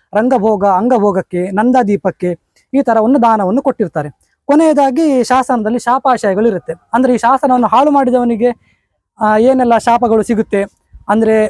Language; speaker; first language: Kannada; non-native, local second language; Konkani